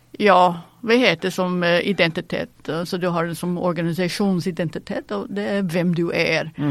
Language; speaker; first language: Norwegian; non-native, fluent; English